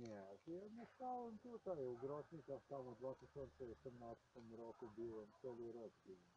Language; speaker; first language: Polish; non-native, learner; Ukrainian